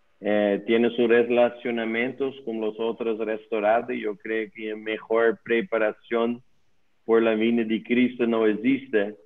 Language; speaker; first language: Spanish; non-native, learner; Dutch